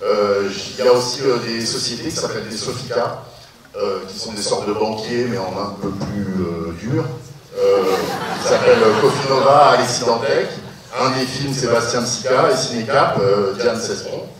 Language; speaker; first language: French; native; French